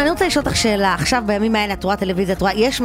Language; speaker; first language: Hebrew; native; Hebrew